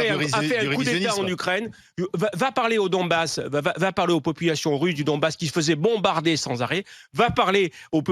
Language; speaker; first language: French; native; French